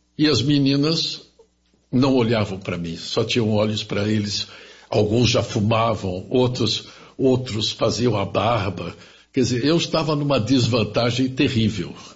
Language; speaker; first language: Portuguese; early bilingual, other home language; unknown